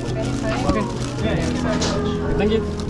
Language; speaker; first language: English; non-native, fluent; Javanese